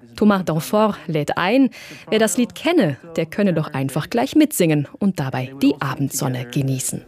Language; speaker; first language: German; native; German